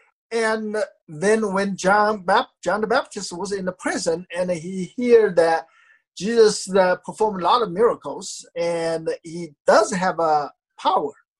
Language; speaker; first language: English; non-native, fluent; Chinese